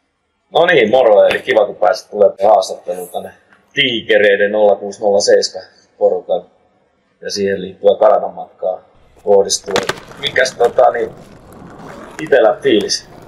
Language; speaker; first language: Finnish; native; Finnish